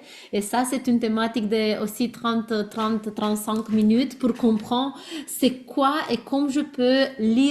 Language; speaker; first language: French; non-native, learner; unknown